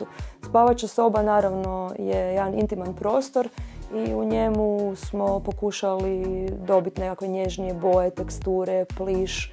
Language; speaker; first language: Croatian; native; Croatian